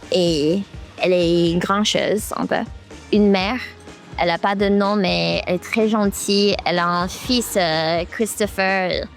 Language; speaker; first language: French; early bilingual, heritage; French